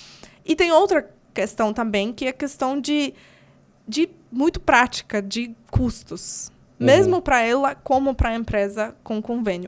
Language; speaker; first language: Portuguese; non-native, fluent; Polish